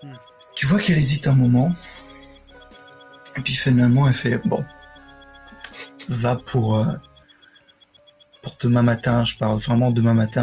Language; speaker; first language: French; native; French